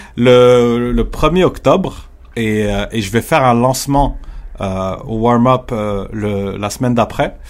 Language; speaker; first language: French; early bilingual, other home language; Arabic